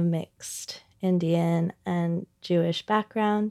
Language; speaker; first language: English; native; English